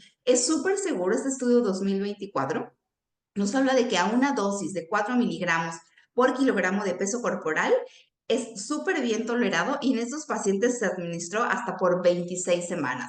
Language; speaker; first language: Spanish; native; Spanish